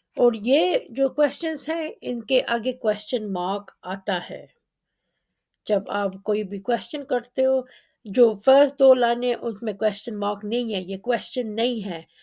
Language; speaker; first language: Urdu; non-native, local second language; Punjabi